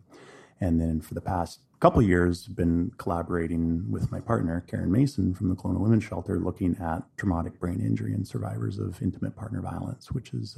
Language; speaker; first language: English; native; English